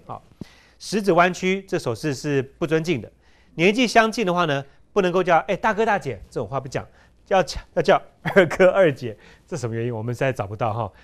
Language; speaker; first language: Chinese; native; Chinese